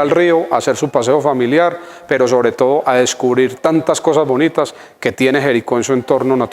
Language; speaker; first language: Spanish; native; Spanish